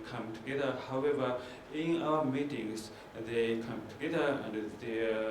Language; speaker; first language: English; non-native, learner; Japanese